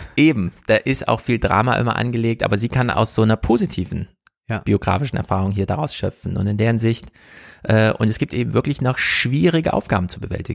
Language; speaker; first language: German; native; German